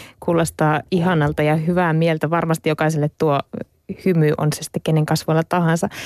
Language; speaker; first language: Finnish; native; Finnish